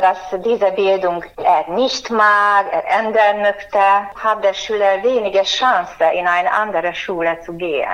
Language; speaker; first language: German; non-native, fluent; Hungarian